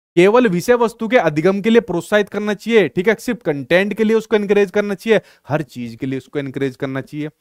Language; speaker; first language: Hindi; native; Hindi